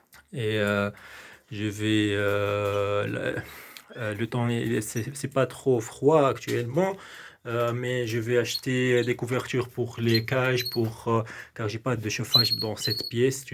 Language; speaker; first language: French; non-native, local second language; Arabic